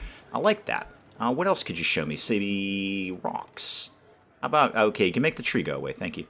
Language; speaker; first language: English; native; English